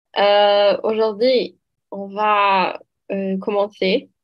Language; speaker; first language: French; non-native, learner; Portuguese